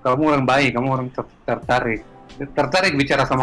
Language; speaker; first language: Indonesian; non-native, fluent; Hebrew